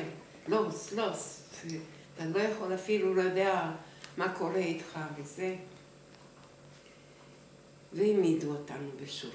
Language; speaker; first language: Hebrew; non-native, fluent; Hungarian